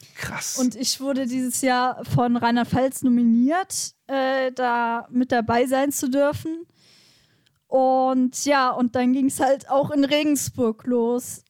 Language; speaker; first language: German; native; German